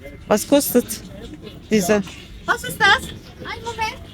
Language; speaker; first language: German; non-native, learner; Turkish